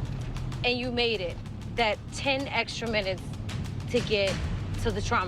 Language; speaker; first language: English; native; English